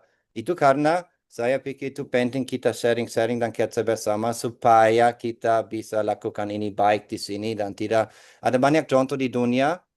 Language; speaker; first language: Indonesian; non-native, fluent; English